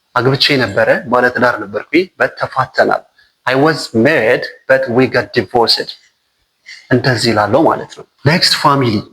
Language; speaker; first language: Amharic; native; Amharic